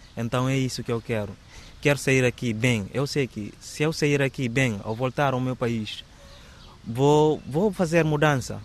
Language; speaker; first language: Portuguese; non-native, local second language; Upper Guinea Crioulo